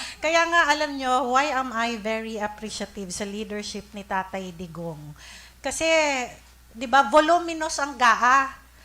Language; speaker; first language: Filipino; non-native, local second language; Cebuano